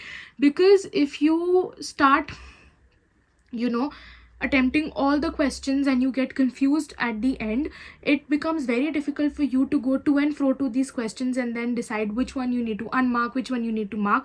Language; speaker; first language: English; non-native, local second language; Hindi